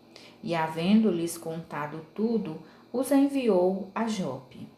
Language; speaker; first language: Portuguese; native; Portuguese